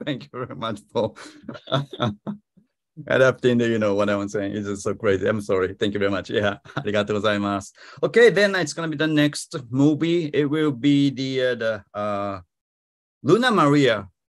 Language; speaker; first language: English; non-native, fluent; Japanese